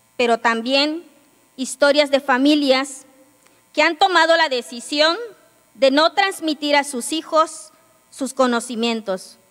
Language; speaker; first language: Spanish; non-native, local second language; Yucateco